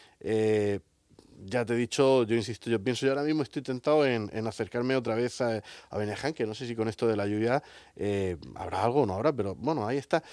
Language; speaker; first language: Spanish; native; Spanish